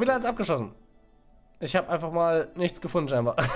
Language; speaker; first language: German; native; German